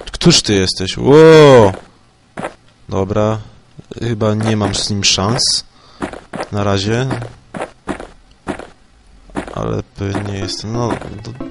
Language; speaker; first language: Polish; native; Polish